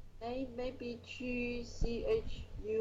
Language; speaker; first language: English; non-native, learner; Chinese